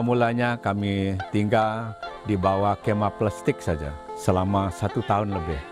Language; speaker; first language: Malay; non-native, local second language; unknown